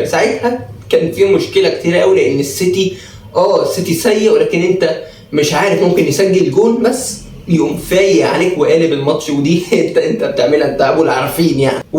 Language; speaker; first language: Arabic; native; Arabic